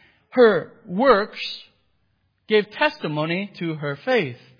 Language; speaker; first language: English; native; English